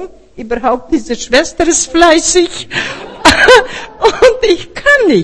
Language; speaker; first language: German; non-native, fluent; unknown